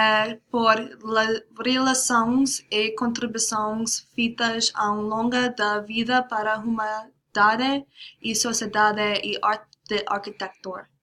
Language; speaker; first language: Portuguese; non-native, learner; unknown